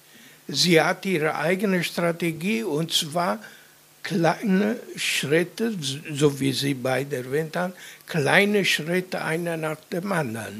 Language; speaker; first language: German; non-native, fluent; Italian